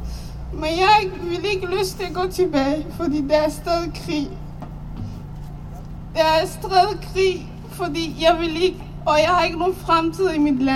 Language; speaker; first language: Danish; non-native, learner; Somali